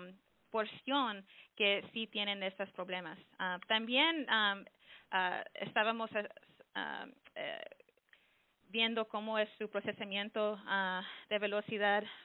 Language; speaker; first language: Spanish; early bilingual, heritage; Spanish